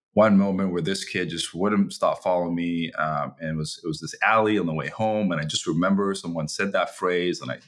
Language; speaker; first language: English; early bilingual, other home language; Chinese